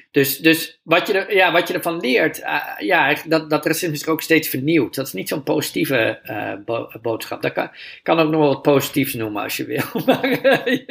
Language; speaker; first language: Dutch; native; Dutch